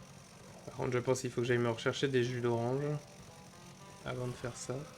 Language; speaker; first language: French; native; French